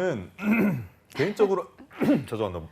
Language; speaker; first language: Korean; native; Korean